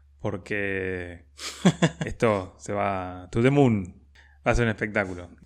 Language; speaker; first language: Spanish; native; Spanish